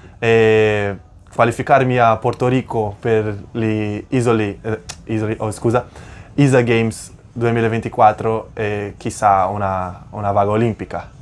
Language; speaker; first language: Italian; non-native, fluent; Portuguese